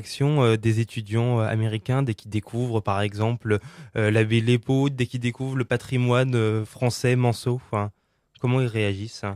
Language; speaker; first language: French; native; French